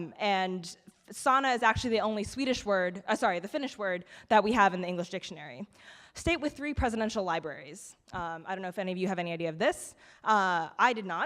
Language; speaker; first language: English; native; English